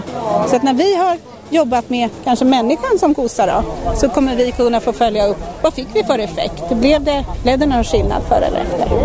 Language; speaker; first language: Swedish; native; Swedish